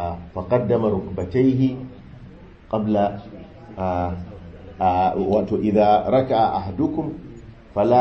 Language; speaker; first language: Arabic; non-native, fluent; Hausa